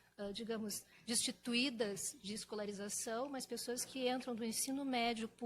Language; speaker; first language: Portuguese; native; Portuguese